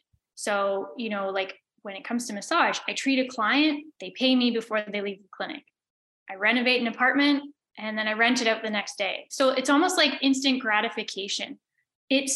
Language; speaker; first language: English; native; English